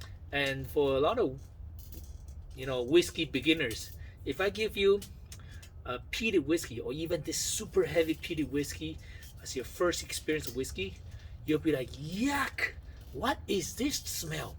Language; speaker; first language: English; non-native, fluent; Chinese